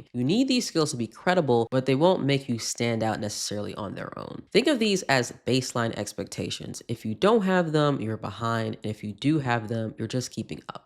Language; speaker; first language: English; native; English